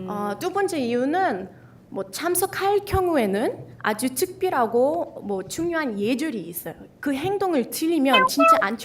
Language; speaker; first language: Korean; non-native, fluent; Spanish